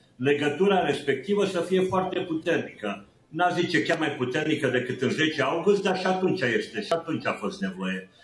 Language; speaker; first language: Romanian; native; Romanian